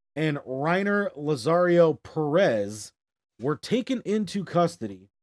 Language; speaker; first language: English; native; English